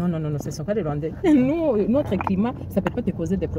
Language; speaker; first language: French; non-native, learner; Kinyarwanda